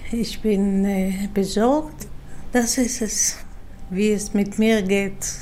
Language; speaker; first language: German; non-native, fluent; Dutch